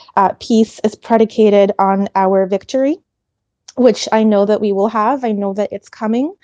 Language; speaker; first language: English; early bilingual, other home language; Ukrainian